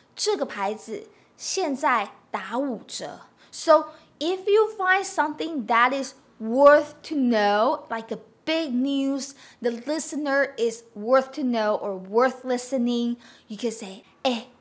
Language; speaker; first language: English; non-native, fluent; Chinese